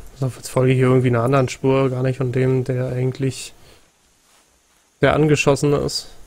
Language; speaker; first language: German; native; German